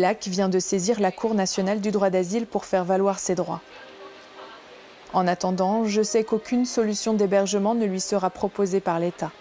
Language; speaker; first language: French; native; French